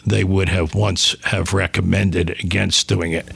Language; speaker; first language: English; native; English